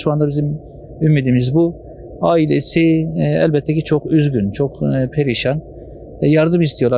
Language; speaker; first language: Turkish; native; Turkish